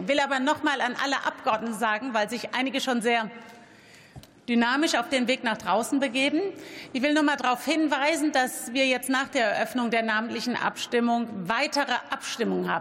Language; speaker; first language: German; native; German